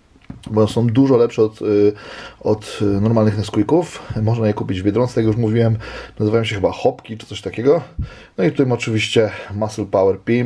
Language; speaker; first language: Polish; native; Polish